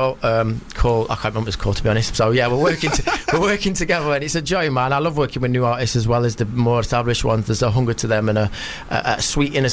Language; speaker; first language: English; native; English